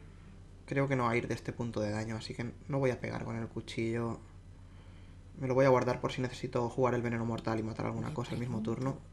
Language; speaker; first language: Spanish; native; Spanish